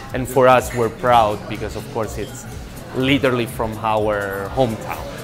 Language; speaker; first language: English; non-native, fluent; Italian